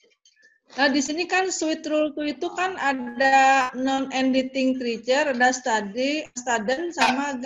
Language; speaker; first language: Indonesian; native; Indonesian